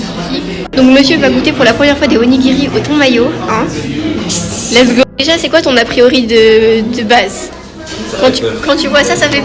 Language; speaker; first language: French; native; French